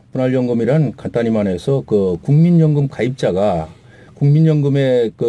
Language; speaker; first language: Korean; native; Korean